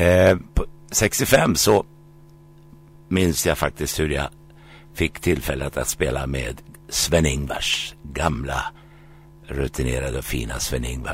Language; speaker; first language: Swedish; native; Swedish